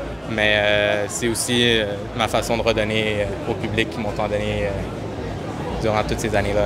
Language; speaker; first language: French; native; French